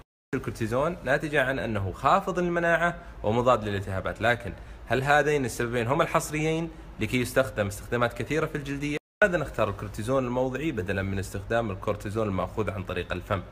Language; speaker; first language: Arabic; native; Arabic